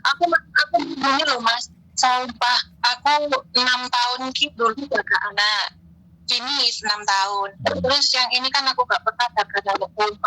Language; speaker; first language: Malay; non-native, local second language; Javanese